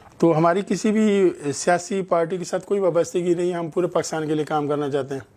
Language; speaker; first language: Urdu; non-native, local second language; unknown